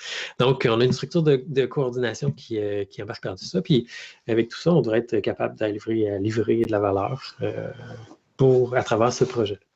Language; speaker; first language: French; native; French